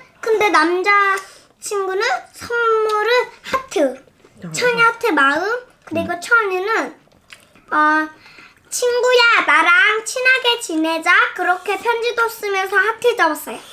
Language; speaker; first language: Korean; early bilingual, other home language; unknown